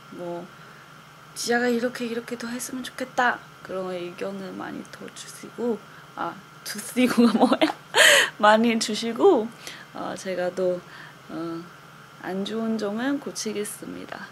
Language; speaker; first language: Korean; non-native, fluent; Chinese